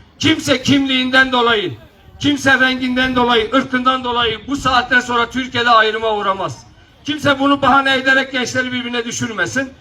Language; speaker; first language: Turkish; non-native, local second language; Kurdish